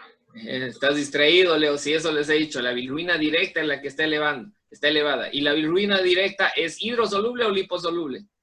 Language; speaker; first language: Spanish; native; Spanish